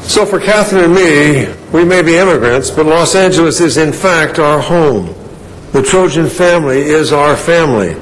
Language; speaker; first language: English; native; English